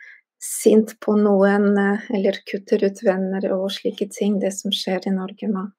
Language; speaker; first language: Norwegian; non-native, fluent; Russian